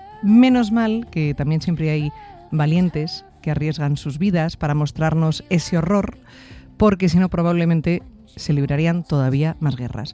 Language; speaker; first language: Spanish; native; Spanish